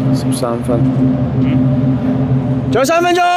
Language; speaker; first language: Chinese; native; Chinese